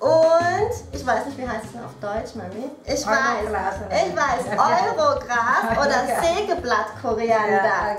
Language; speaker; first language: German; native; German